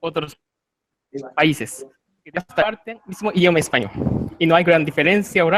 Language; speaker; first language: Spanish; non-native, learner; Japanese